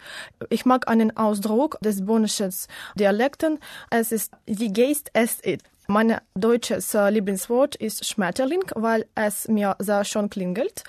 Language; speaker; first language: German; non-native, learner; Ukrainian